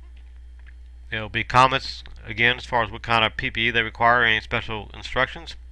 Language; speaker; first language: English; native; English